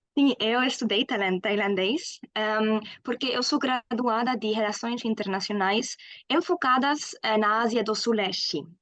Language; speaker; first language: Portuguese; non-native, fluent; German